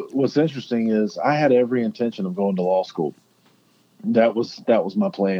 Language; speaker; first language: English; native; English